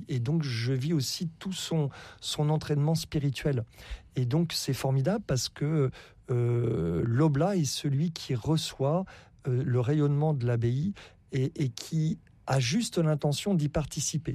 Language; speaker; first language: French; native; French